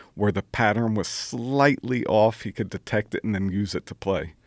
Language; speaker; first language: English; native; English